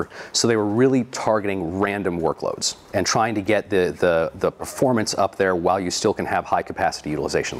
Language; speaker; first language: English; native; English